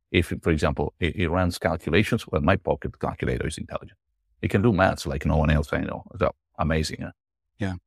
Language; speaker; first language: English; non-native, fluent; Italian